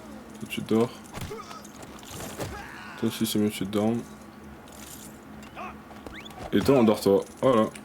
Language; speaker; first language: French; native; French